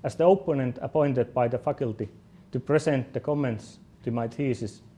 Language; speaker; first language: English; non-native, fluent; Finnish